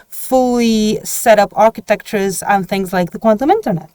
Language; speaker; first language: English; non-native, fluent; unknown